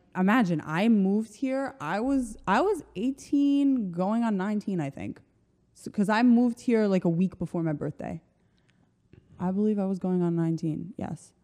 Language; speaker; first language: English; early bilingual, other home language; Slovenian